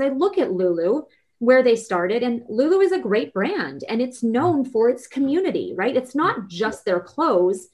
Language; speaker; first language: English; native; English